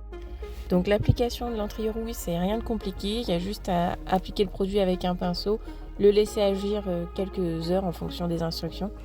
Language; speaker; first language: French; native; French